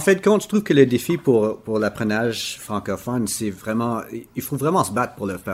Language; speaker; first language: French; native; French